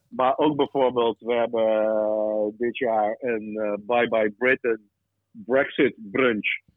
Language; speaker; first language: Dutch; early bilingual, other home language; Russian